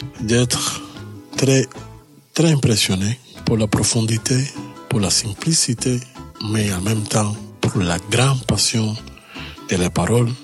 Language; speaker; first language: French; non-native, learner; Spanish